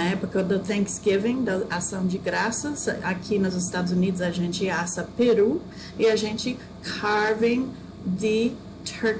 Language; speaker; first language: Portuguese; non-native, fluent; English